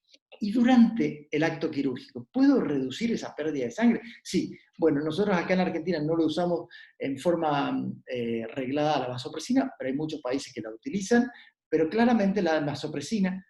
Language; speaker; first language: Spanish; native; Spanish